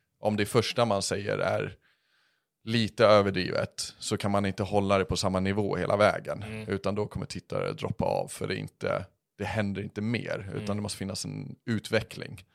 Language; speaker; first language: Swedish; early bilingual, other home language; English